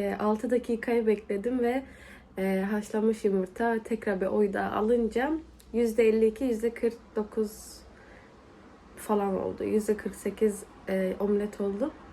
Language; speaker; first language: Turkish; early bilingual, heritage; Turkish